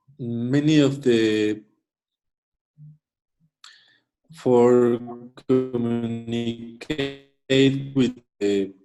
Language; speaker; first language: English; non-native, learner; Spanish